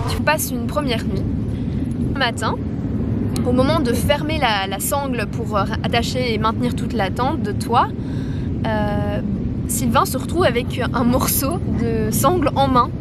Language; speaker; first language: French; native; French